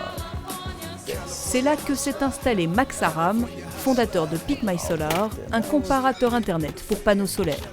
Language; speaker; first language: French; native; French